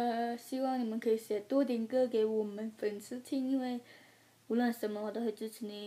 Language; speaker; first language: Chinese; early bilingual, heritage; Chinese